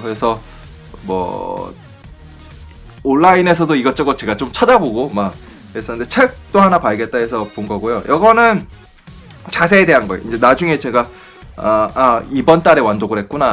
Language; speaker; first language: Korean; native; Korean